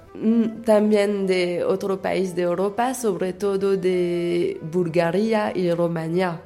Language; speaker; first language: Spanish; non-native, learner; French